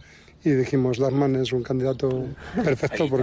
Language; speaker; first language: Spanish; native; Spanish